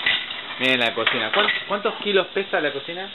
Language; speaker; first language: Spanish; native; Spanish